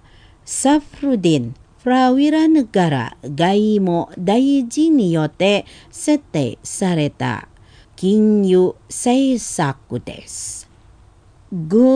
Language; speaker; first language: Japanese; non-native, fluent; Indonesian